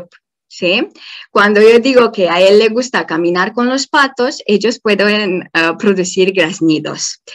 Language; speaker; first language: Spanish; non-native, fluent; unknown